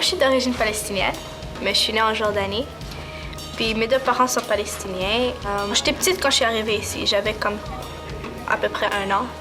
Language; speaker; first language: French; early bilingual, other home language; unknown